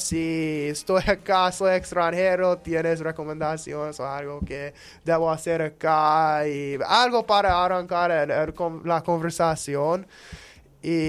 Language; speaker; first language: Spanish; non-native, learner; English